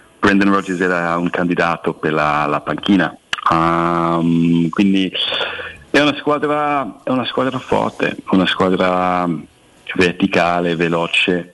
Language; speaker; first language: Italian; non-native, fluent; English